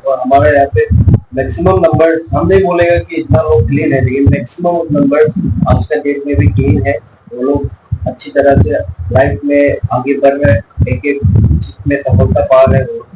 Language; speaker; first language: Hindi; non-native, local second language; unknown